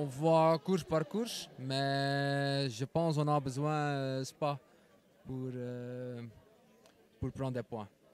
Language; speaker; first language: French; non-native, local second language; Dutch